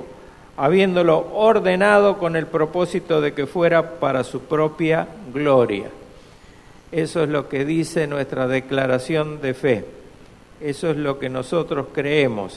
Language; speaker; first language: Spanish; native; Spanish